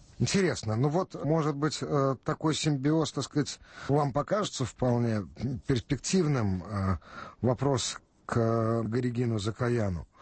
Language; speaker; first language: Russian; native; Russian